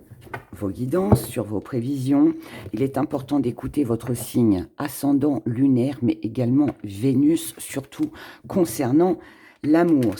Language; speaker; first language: French; native; French